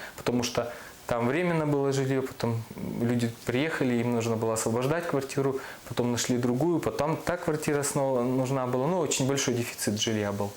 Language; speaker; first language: Russian; native; Russian